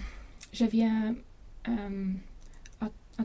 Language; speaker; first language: French; non-native, learner; Latvian